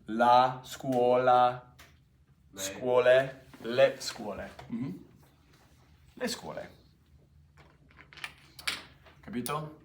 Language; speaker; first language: Italian; non-native, fluent; English